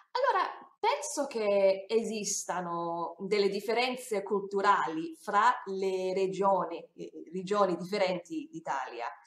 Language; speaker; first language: Italian; non-native, fluent; English